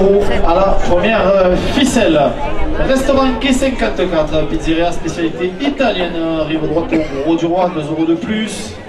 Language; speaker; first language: French; native; French